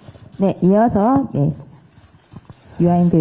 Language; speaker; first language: Korean; native; Korean